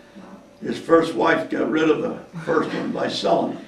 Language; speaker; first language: English; native; English